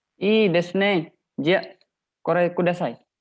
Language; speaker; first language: Japanese; non-native, learner; Indonesian